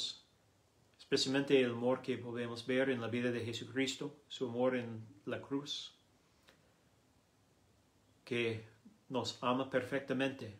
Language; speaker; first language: Spanish; non-native, learner; English